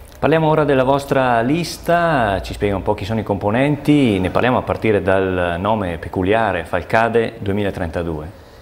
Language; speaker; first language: Italian; native; Italian